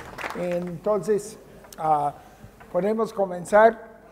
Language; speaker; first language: Spanish; non-native, fluent; English